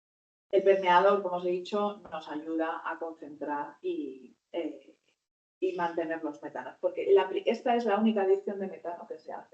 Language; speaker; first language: Spanish; native; Spanish